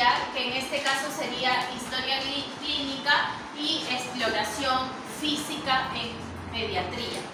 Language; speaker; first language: Spanish; native; Spanish